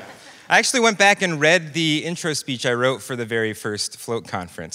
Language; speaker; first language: English; native; English